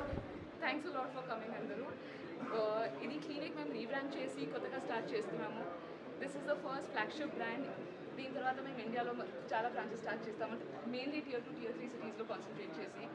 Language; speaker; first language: Telugu; native; Telugu